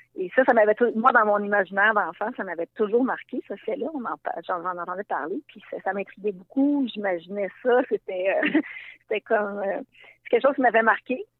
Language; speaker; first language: French; native; French